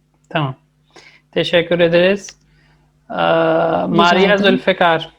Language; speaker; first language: Turkish; non-native, fluent; Urdu